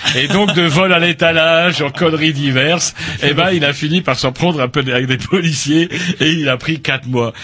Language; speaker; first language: French; native; French